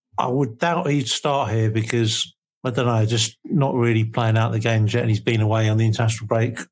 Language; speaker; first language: English; native; English